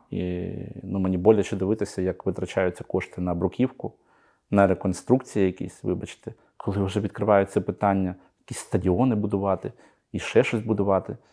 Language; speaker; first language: Ukrainian; native; Ukrainian